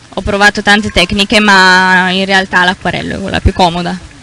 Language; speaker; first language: Italian; native; Italian